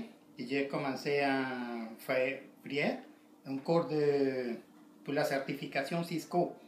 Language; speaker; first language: French; non-native, learner; Spanish